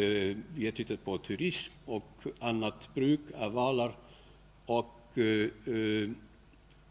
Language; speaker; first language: Swedish; non-native, fluent; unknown